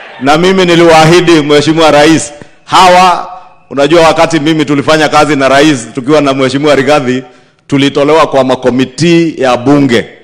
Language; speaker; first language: Swahili; non-native, local second language; Kikuyu